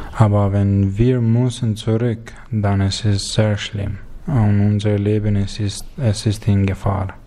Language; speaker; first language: German; non-native, learner; Albanian